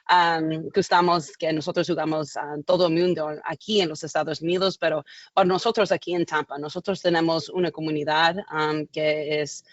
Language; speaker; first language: Spanish; non-native, learner; English